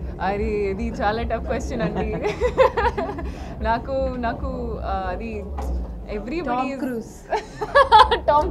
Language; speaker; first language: Telugu; non-native, learner; Hindi